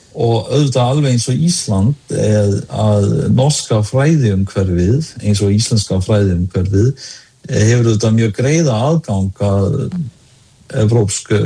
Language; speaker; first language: Icelandic; early bilingual, other home language; Danish